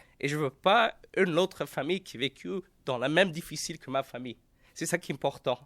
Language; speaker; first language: French; non-native, local second language; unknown